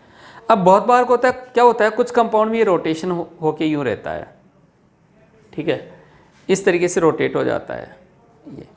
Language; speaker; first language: Hindi; native; Hindi